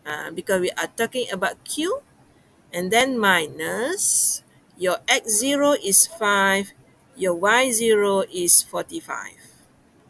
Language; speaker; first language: English; non-native, local second language; Malay